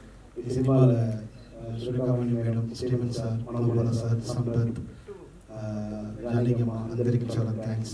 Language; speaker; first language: Telugu; non-native, learner; Tamil